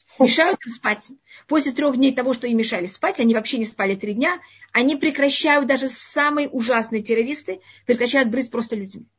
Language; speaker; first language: Russian; early bilingual, heritage; Russian